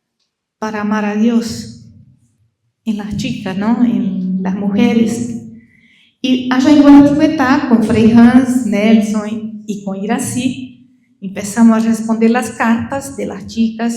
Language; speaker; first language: Spanish; non-native, learner; Portuguese